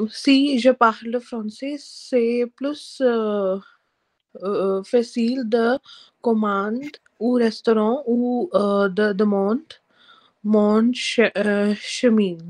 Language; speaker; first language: French; non-native, learner; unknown